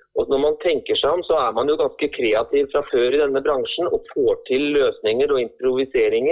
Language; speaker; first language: Norwegian; native; Norwegian